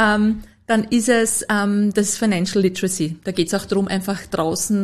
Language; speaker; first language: German; native; German